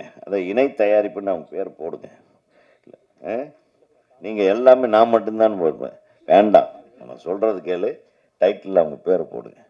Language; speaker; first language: Tamil; native; Tamil